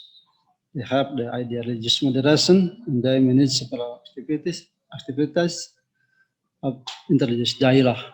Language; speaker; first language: English; non-native, local second language; Indonesian